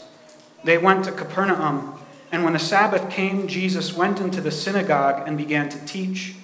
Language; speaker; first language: English; native; English